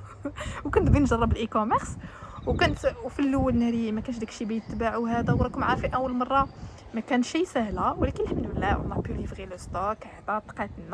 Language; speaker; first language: Arabic; native; Arabic